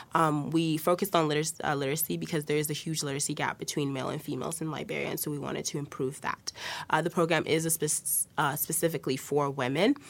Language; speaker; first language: English; early bilingual, other home language; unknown